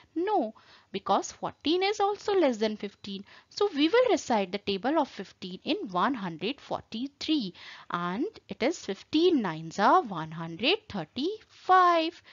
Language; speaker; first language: English; non-native, local second language; Hindi